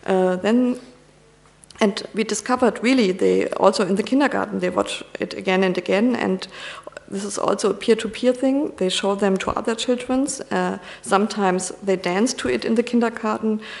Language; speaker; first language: English; non-native, fluent; German